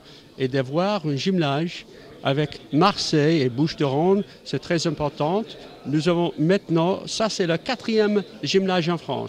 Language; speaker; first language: French; non-native, learner; English